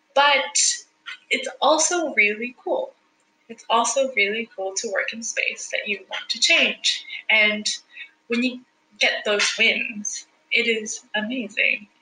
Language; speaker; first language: English; non-native, fluent; Spanish